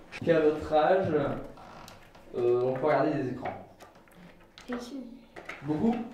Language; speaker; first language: French; native; French